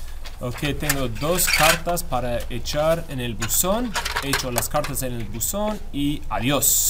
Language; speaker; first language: Spanish; non-native, fluent; English